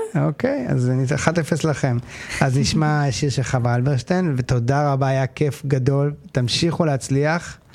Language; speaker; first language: Hebrew; native; Hebrew